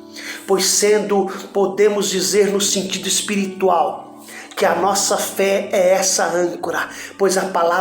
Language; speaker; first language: Portuguese; native; Portuguese